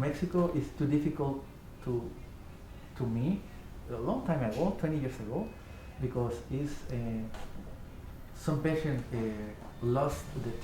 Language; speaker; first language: English; non-native, learner; Spanish